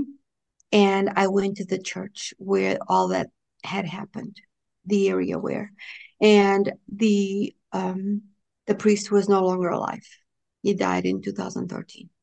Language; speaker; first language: English; non-native, fluent; Portuguese